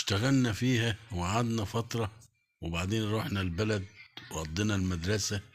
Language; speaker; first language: Arabic; native; Arabic